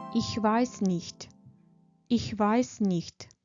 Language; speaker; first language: German; non-native, fluent; Ukrainian